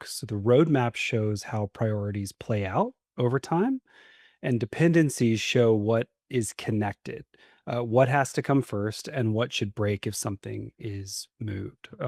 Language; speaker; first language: English; native; English